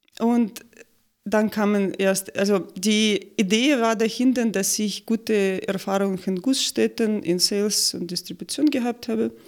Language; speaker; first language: German; non-native, fluent; Russian